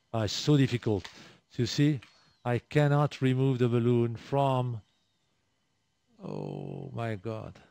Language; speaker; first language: English; non-native, fluent; French